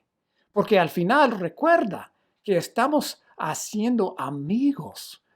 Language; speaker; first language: Spanish; non-native, fluent; English